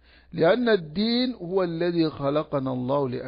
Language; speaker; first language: Arabic; non-native, fluent; French